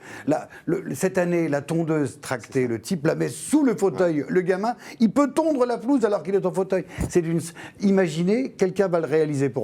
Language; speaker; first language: French; native; French